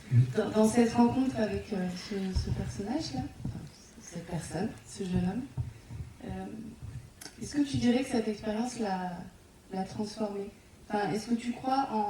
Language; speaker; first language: French; native; French